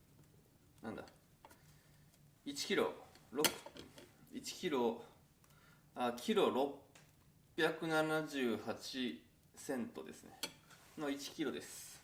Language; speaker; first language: Japanese; native; Japanese